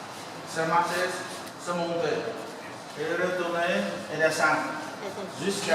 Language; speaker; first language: French; non-native, learner; Vietnamese